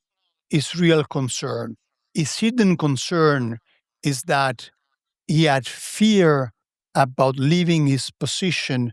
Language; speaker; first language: English; non-native, fluent; Italian